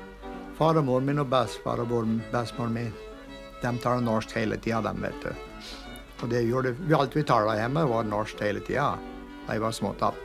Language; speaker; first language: Norwegian; early bilingual, heritage; English